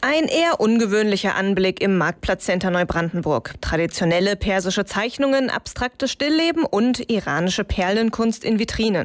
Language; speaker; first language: German; native; German